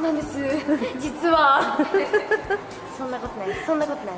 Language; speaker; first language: Japanese; native; Japanese